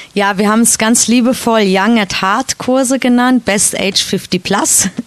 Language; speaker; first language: German; native; German